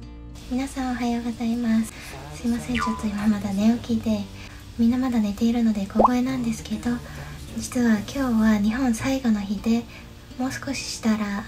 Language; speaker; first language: Japanese; native; Japanese